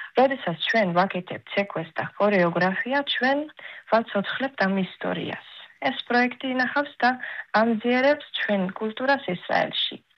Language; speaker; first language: Georgian; early bilingual, heritage; Hebrew